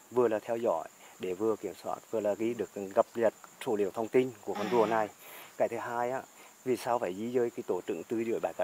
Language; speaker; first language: Vietnamese; native; Vietnamese